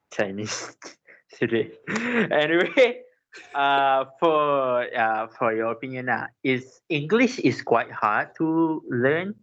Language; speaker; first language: English; non-native, local second language; Malay